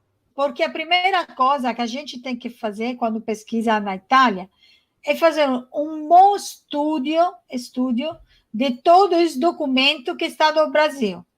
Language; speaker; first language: Portuguese; non-native, fluent; Italian